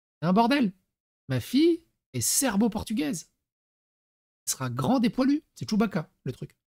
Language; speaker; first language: French; early bilingual, other home language; Serbian